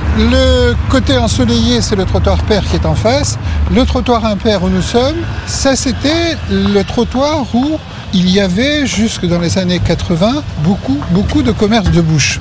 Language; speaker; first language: French; native; French